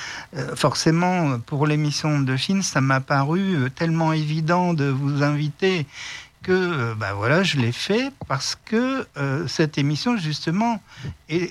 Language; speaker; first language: French; native; French